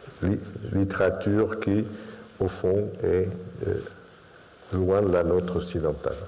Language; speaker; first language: French; non-native, fluent; Portuguese